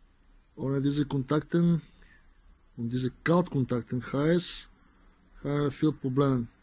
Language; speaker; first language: German; non-native, learner; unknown